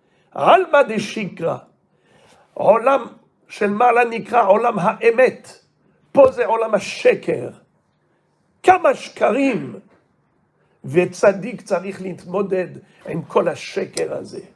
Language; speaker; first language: Hebrew; non-native, fluent; French